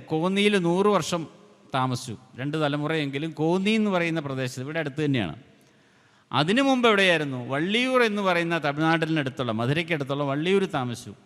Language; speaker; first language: Malayalam; native; Malayalam